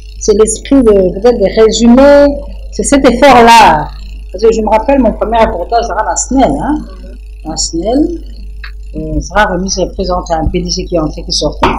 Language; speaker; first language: French; non-native, local second language; Lingala